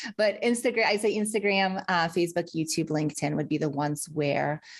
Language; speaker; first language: English; early bilingual, other home language; Russian